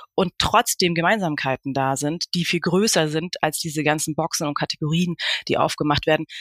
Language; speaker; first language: German; native; German